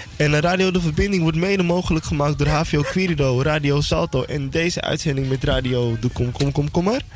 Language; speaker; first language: Dutch; native; Dutch